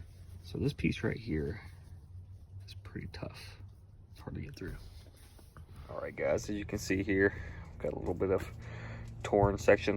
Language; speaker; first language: English; native; English